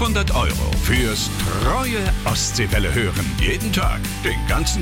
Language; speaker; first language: German; native; German